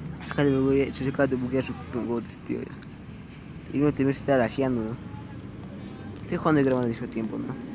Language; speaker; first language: Spanish; native; Spanish